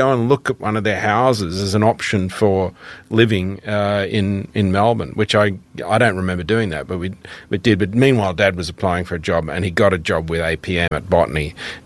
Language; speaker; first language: English; native; English